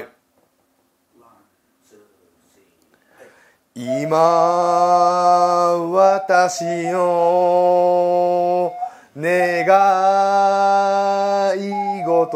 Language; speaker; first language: Japanese; native; Japanese